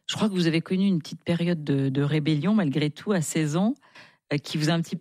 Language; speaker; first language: French; native; French